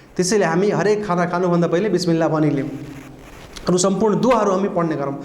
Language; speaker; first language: Nepali; non-native, local second language; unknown